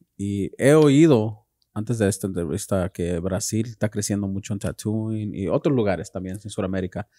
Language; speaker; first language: Spanish; early bilingual, heritage; Spanish